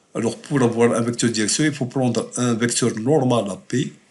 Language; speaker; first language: French; non-native, local second language; Arabic